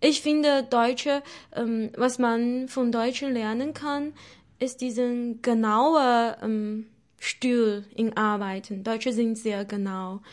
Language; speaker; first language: German; non-native, learner; Chinese